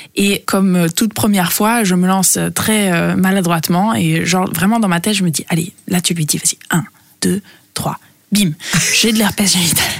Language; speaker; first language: French; early bilingual, heritage; Italian